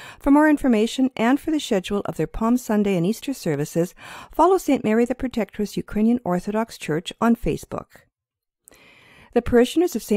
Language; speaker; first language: English; early bilingual, other home language; Ukrainian